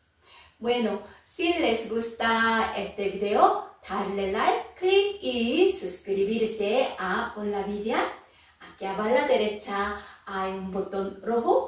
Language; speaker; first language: Spanish; non-native, fluent; Korean